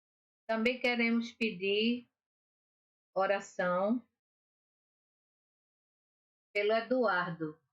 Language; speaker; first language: Portuguese; native; Portuguese